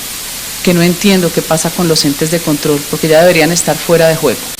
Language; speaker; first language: Spanish; native; Spanish